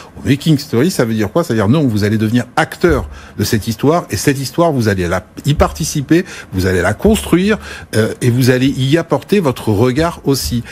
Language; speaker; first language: French; early bilingual, other home language; Arabic